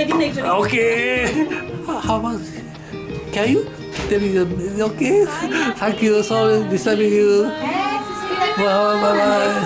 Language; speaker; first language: English; non-native, learner; Japanese